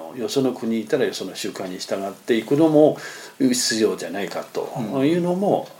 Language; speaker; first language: Japanese; non-native, fluent; Chinese